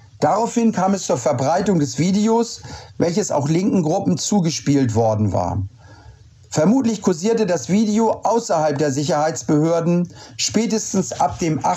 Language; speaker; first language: German; native; German